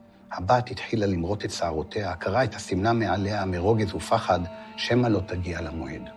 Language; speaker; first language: Hebrew; native; Hebrew